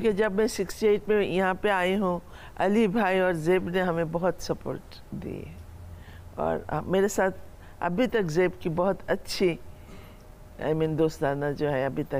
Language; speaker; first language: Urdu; non-native, fluent; Bangla